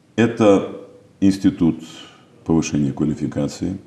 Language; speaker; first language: Russian; native; Russian